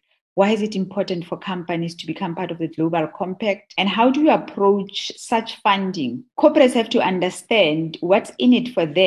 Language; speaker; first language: English; non-native, local second language; Tswana